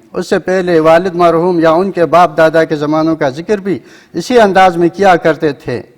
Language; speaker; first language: Urdu; non-native, local second language; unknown